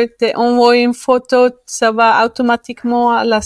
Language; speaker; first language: French; non-native, learner; Spanish